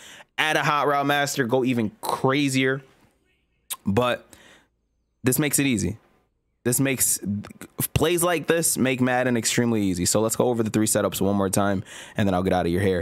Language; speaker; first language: English; native; English